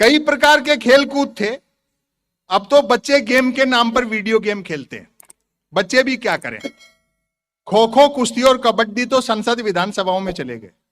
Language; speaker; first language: Hindi; native; Hindi